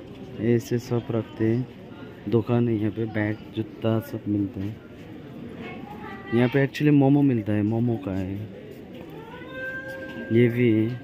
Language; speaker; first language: Hindi; non-native, local second language; Nepali